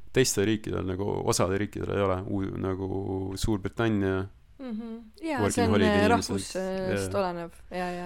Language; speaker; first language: Estonian; early bilingual, other home language; Russian